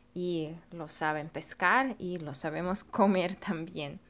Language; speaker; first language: Spanish; non-native, fluent; Russian